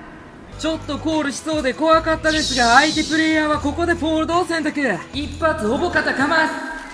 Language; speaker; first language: Japanese; native; Japanese